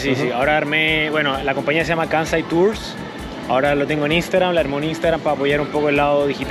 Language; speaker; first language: Spanish; native; Spanish